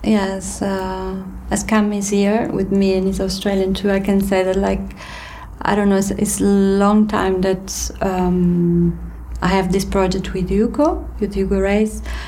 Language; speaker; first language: English; non-native, fluent; Italian